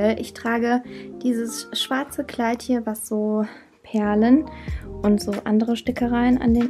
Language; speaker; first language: German; native; German